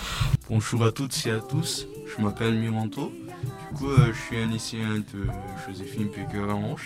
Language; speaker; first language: French; non-native, local second language; Malagasy